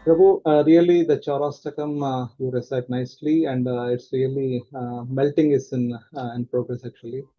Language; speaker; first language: English; non-native, local second language; Telugu